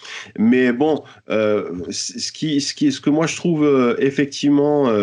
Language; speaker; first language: French; native; French